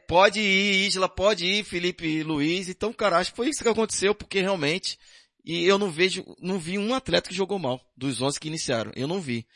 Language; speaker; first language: Portuguese; native; Portuguese